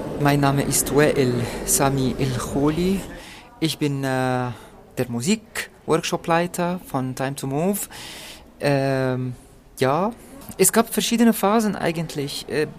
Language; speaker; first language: German; non-native, fluent; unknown